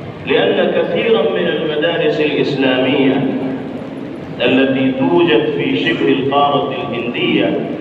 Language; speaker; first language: Arabic; non-native, fluent; Urdu